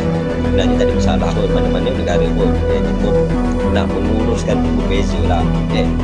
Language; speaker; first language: Malay; native; Malay